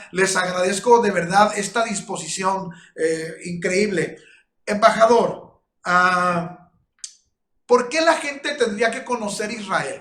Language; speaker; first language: Spanish; native; Spanish